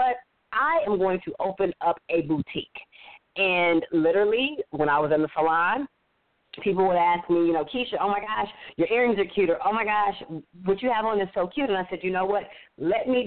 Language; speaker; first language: English; native; English